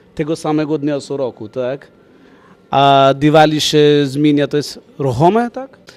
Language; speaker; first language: Polish; non-native, fluent; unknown